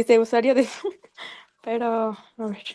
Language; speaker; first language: Spanish; native; Spanish